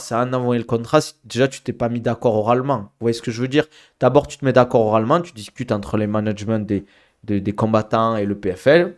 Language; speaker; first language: French; native; French